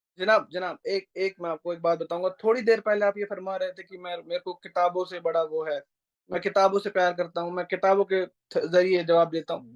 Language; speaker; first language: Urdu; native; Urdu